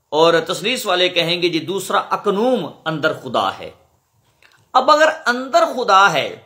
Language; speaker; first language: Urdu; non-native, local second language; Punjabi